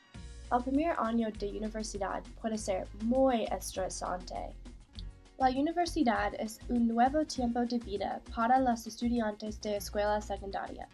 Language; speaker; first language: Spanish; non-native, learner; English